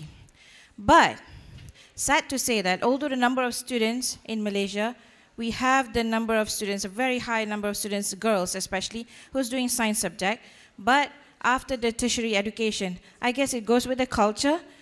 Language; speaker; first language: English; non-native, local second language; Malay